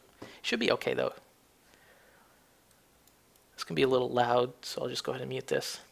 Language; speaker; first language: English; native; English